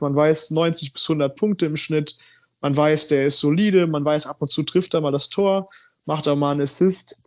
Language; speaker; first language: German; native; German